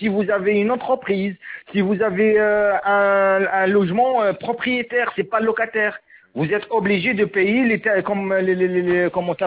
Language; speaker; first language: French; non-native, local second language; Arabic